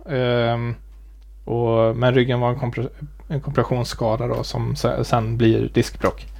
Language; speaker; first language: Swedish; native; Swedish